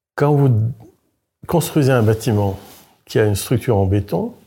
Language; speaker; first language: French; native; French